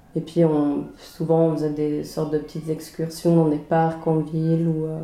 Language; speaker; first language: French; early bilingual, other home language; Swedish